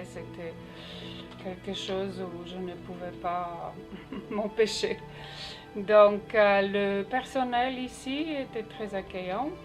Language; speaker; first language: French; non-native, fluent; Polish